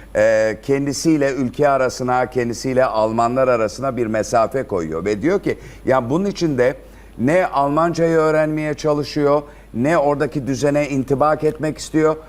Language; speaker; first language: Turkish; native; Turkish